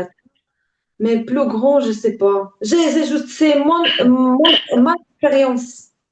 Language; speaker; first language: French; non-native, learner; Ukrainian